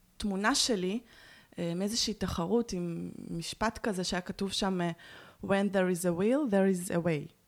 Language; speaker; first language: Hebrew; native; Hebrew